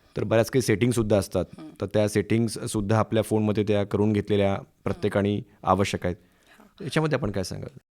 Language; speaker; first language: Marathi; native; Marathi